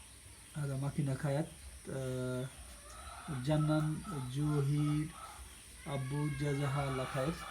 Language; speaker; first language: Arabic; non-native, learner; Bangla